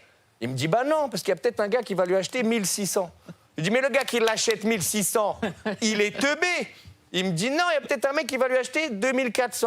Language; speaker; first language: French; native; French